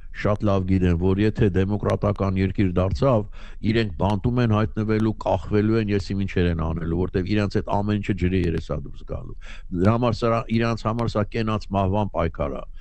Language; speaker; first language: Armenian; native; Armenian